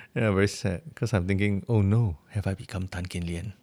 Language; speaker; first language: English; native; English